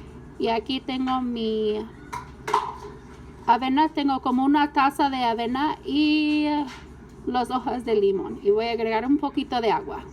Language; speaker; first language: Spanish; non-native, learner; English